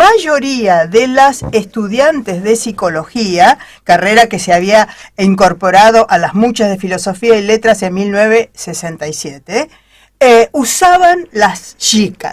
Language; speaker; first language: Spanish; native; Spanish